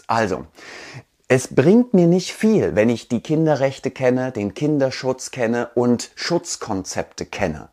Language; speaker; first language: German; native; German